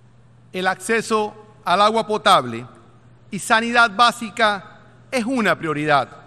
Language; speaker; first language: Spanish; native; Spanish